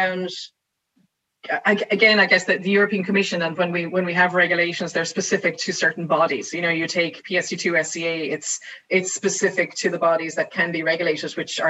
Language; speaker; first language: English; native; English